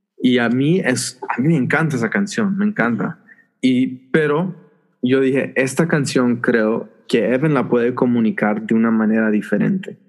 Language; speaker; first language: Spanish; early bilingual, heritage; Spanish